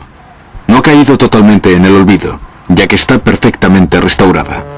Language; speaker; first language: Spanish; native; Spanish